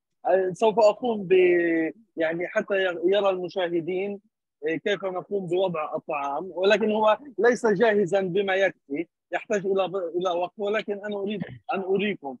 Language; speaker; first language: Arabic; native; Arabic